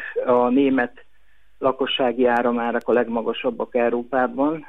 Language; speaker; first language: Hungarian; native; Hungarian